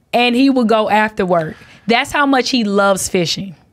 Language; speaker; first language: English; native; English